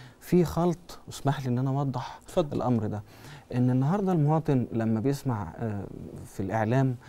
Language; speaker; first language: Arabic; native; Arabic